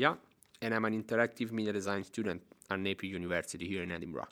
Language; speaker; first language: English; non-native, fluent; Italian